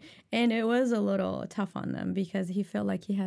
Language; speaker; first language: English; non-native, fluent; Arabic